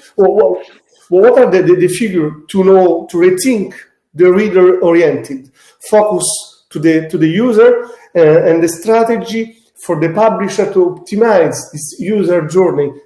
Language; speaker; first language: English; non-native, fluent; Italian